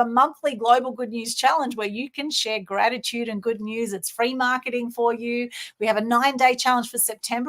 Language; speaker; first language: English; native; English